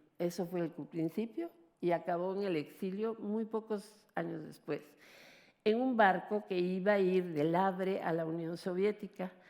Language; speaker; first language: Spanish; native; Spanish